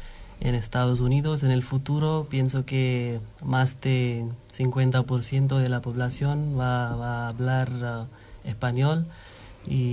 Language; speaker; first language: Spanish; non-native, fluent; Hindi